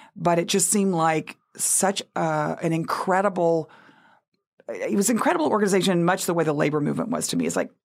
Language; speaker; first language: English; native; English